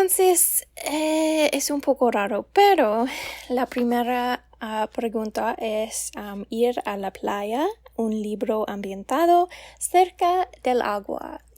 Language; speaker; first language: Spanish; non-native, learner; English